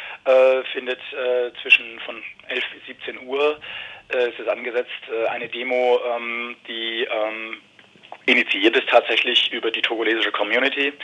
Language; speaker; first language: German; native; German